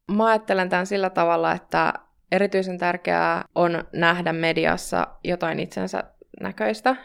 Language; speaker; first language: Finnish; native; Finnish